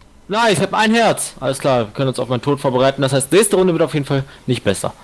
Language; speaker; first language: German; native; German